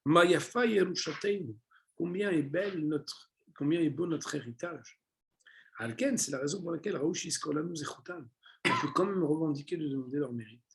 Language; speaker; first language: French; native; French